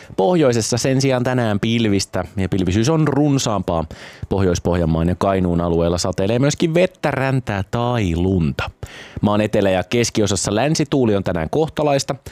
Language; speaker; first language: Finnish; native; Finnish